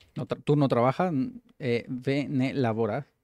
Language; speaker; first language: Spanish; native; Spanish